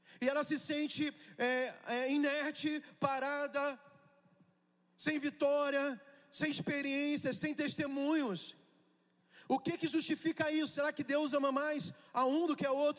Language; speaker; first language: Portuguese; native; Portuguese